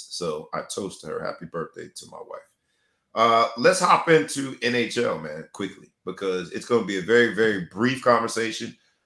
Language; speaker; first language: English; native; English